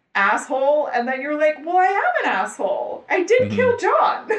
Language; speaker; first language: English; native; English